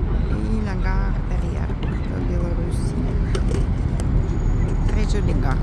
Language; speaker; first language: French; non-native, fluent; Russian